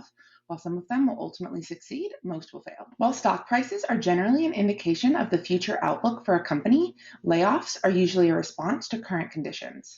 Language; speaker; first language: English; native; English